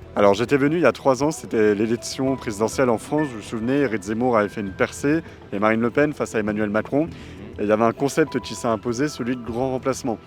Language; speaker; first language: French; native; French